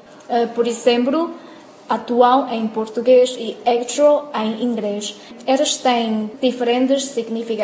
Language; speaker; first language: Portuguese; non-native, learner; Chinese